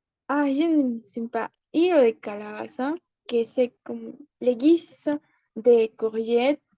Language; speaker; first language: French; non-native, learner; Spanish